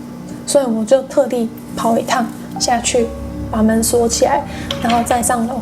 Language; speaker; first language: Chinese; non-native, fluent; English